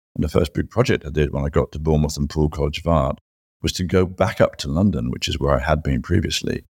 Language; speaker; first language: English; native; English